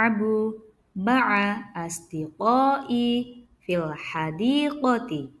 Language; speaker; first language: Arabic; non-native, fluent; Indonesian